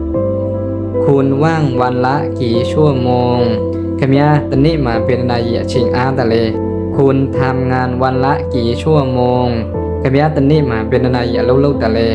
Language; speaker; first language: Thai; non-native, fluent; Burmese